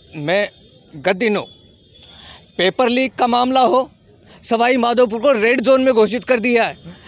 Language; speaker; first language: Hindi; native; Hindi